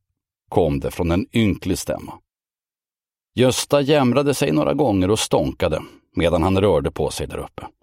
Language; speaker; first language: Swedish; native; Swedish